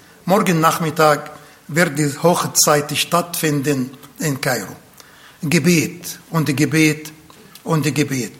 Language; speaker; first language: German; non-native, fluent; Arabic